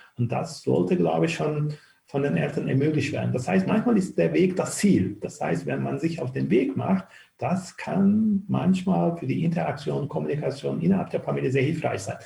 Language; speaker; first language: German; non-native, fluent; Turkish